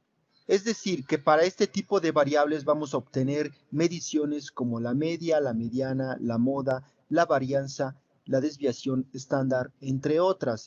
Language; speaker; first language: Spanish; native; Spanish